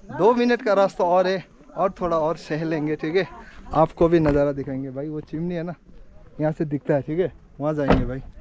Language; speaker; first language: Hindi; non-native, local second language; Nepali